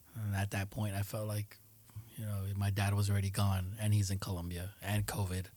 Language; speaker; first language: English; early bilingual, other home language; Spanish